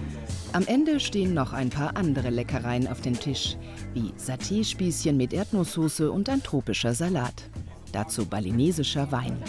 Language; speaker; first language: German; native; German